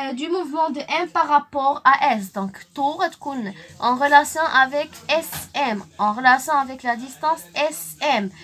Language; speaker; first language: French; non-native, local second language; Arabic